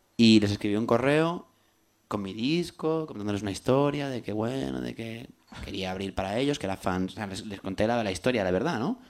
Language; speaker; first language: Spanish; native; Spanish